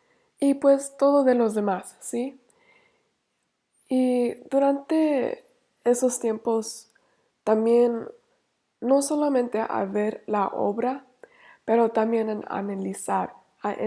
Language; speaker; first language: Spanish; non-native, learner; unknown